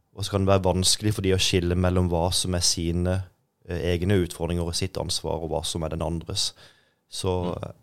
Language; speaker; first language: Norwegian; native; Norwegian